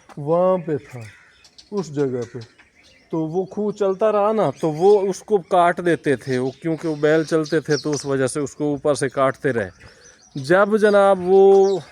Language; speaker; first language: Urdu; non-native, local second language; Punjabi